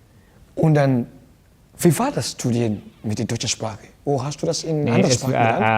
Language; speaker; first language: German; non-native, learner; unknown